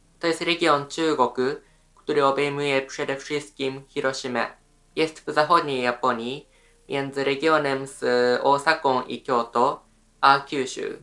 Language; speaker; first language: Polish; non-native, fluent; Japanese